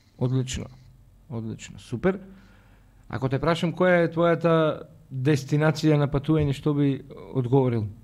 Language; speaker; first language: Macedonian; native; Macedonian